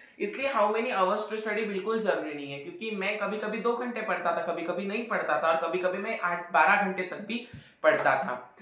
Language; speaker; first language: Hindi; non-native, local second language; Marathi